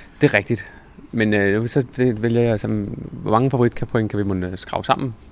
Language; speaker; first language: Danish; native; Danish